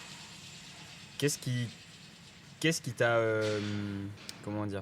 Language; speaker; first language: French; native; French